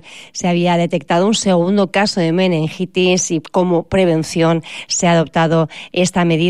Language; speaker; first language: Spanish; native; Spanish